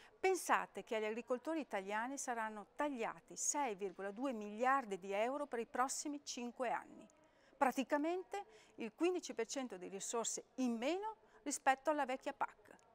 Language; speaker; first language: Italian; native; Italian